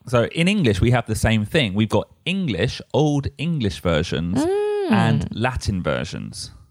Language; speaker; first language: English; native; English